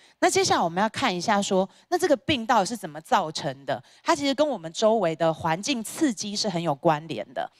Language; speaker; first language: Chinese; native; Chinese